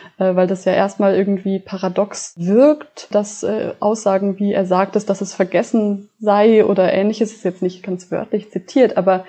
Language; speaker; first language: German; native; German